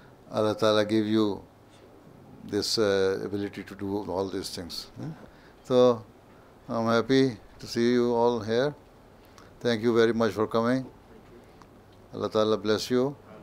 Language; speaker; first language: English; non-native, local second language; Urdu